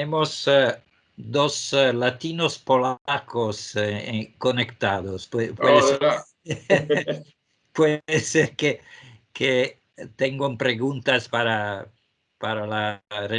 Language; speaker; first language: Spanish; non-native, fluent; Italian